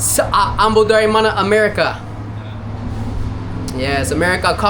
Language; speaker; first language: Indonesian; non-native, learner; English